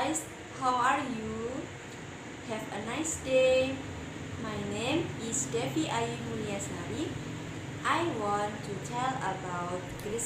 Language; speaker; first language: English; non-native, learner; Indonesian